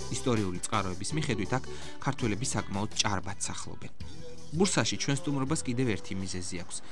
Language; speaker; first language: Georgian; native; Georgian